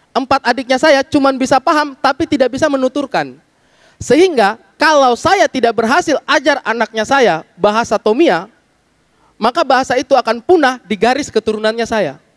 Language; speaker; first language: Indonesian; native; Indonesian